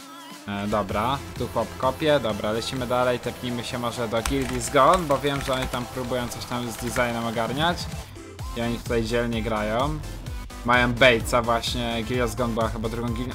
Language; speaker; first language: Polish; native; Polish